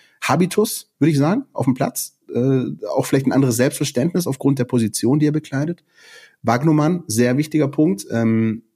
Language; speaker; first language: German; native; German